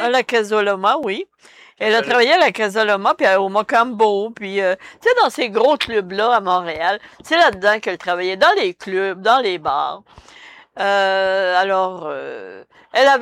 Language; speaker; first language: French; native; French